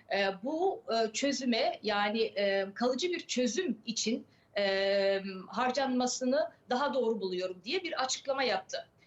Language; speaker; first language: Turkish; early bilingual, other home language; French